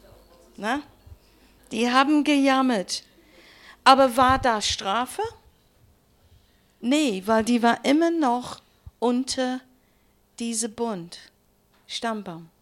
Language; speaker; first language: German; non-native, learner; English